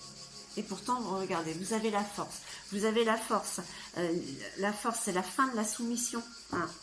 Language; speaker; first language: French; native; French